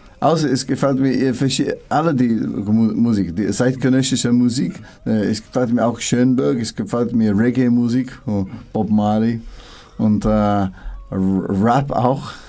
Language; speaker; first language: German; non-native, learner; English